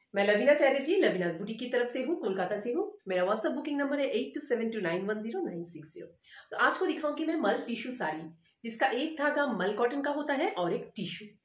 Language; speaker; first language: Hindi; non-native, local second language; Bangla